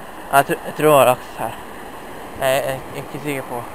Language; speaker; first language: Swedish; non-native, learner; Norwegian